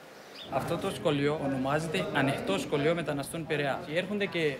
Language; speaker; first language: Greek; non-native, fluent; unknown